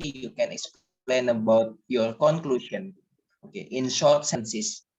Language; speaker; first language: English; non-native, learner; Indonesian